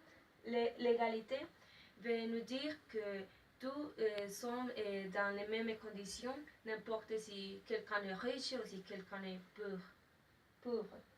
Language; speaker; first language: French; non-native, learner; Spanish